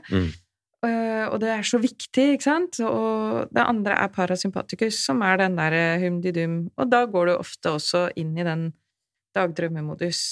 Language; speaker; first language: Norwegian; native; Norwegian